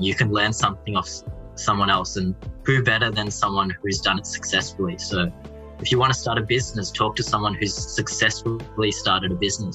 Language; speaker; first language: English; native; English